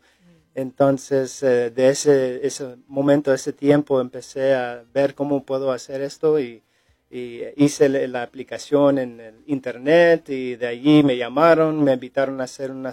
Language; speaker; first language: Spanish; early bilingual, heritage; English